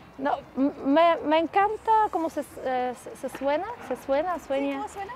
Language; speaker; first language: Spanish; non-native, learner; Polish